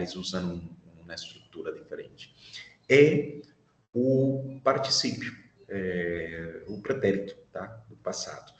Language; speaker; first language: Portuguese; non-native, fluent; Spanish